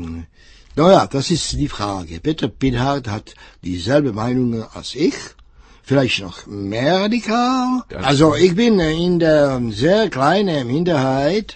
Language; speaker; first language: German; non-native, fluent; Czech